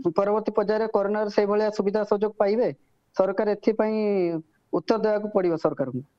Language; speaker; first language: Odia; native; Odia